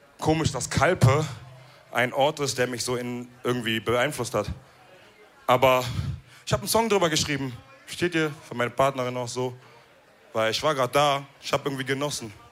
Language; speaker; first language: German; early bilingual, other home language; Wolof